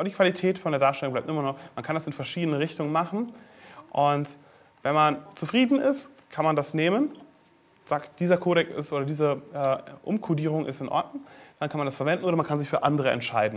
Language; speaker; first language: German; native; German